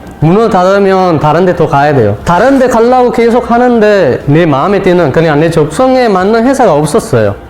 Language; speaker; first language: Korean; non-native, fluent; Sinhala